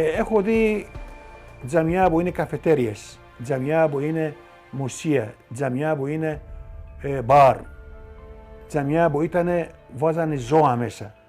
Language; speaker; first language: Greek; non-native, local second language; Turkish